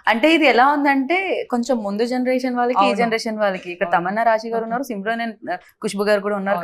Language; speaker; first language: Telugu; native; Telugu